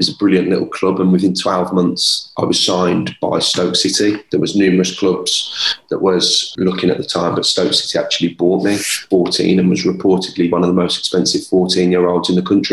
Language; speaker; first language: English; native; English